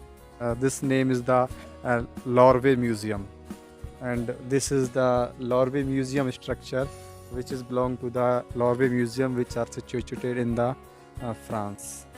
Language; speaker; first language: English; non-native, local second language; Hindi